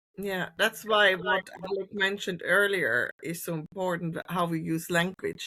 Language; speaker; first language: English; non-native, fluent; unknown